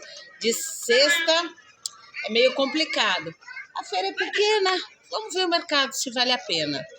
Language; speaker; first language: Portuguese; native; Portuguese